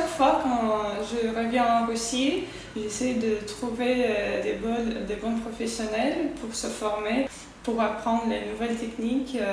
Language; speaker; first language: French; non-native, fluent; Russian